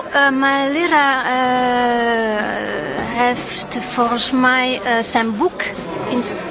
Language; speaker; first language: Dutch; early bilingual, other home language; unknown